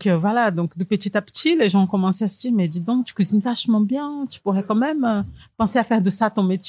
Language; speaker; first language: French; non-native, fluent; Portuguese